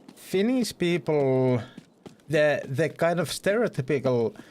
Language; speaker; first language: English; non-native, fluent; Finnish